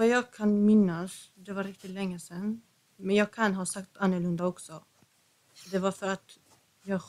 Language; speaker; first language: Swedish; non-native, fluent; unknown